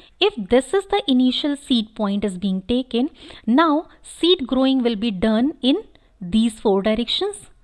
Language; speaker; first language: English; non-native, local second language; Hindi